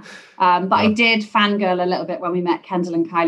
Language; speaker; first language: English; native; English